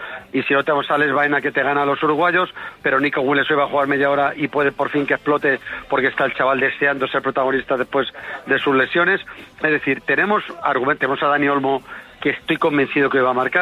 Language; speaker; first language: Spanish; native; Spanish